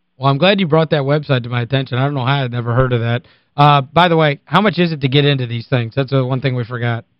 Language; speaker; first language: English; native; English